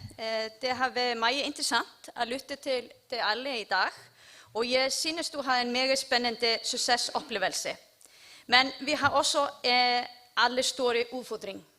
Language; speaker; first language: Danish; non-native, learner; Icelandic